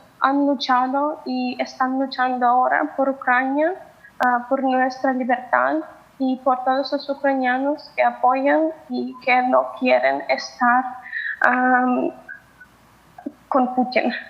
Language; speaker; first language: Spanish; non-native, fluent; Ukrainian